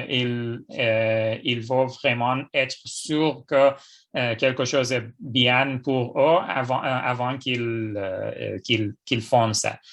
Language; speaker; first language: French; non-native, fluent; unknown